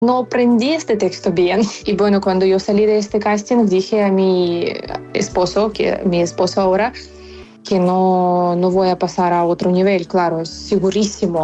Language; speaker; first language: Spanish; non-native, fluent; Ukrainian